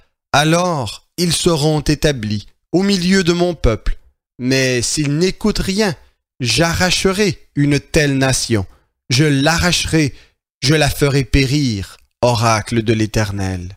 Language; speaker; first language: French; native; French